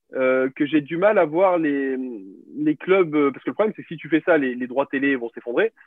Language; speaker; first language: French; native; French